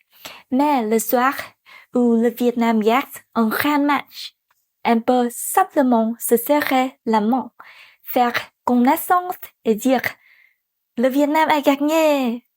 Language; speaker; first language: French; non-native, fluent; Vietnamese